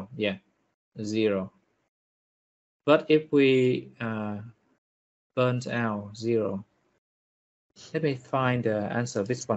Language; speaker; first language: English; non-native, fluent; Vietnamese